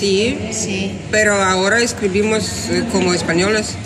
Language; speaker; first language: Spanish; non-native, learner; Russian